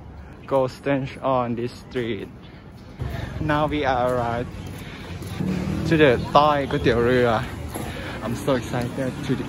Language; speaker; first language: English; non-native, learner; Thai